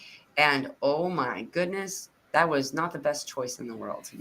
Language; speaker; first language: English; native; English